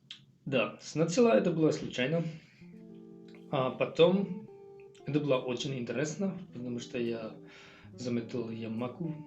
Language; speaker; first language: Russian; non-native, learner; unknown